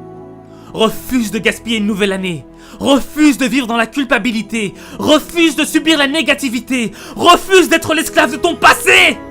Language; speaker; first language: French; non-native, local second language; Haitian Creole